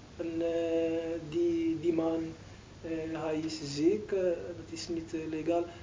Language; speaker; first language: Dutch; non-native, learner; Arabic